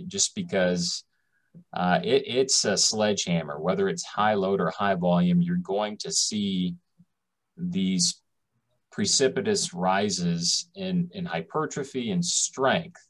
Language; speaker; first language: English; native; English